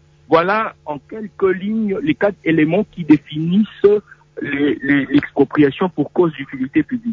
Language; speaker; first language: French; non-native, local second language; Lingala